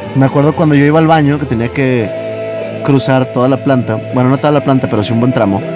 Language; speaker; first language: Spanish; native; Spanish